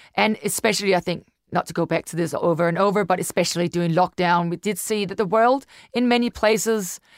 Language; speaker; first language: English; non-native, fluent; Danish